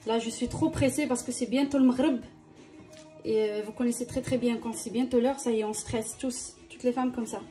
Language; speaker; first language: French; non-native, local second language; Arabic